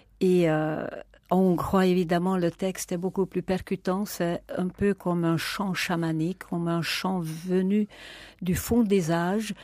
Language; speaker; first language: French; non-native, fluent; Hungarian